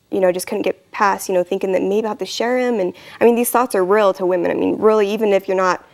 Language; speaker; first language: English; native; English